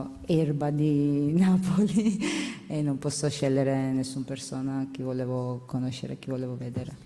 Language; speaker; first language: Italian; non-native, learner; Georgian